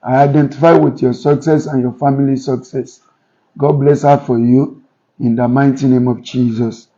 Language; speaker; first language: English; non-native, local second language; Yoruba